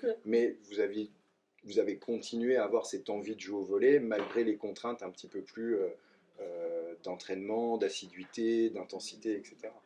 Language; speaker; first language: French; native; French